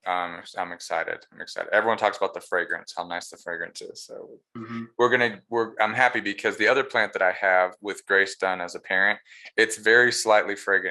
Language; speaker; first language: English; native; English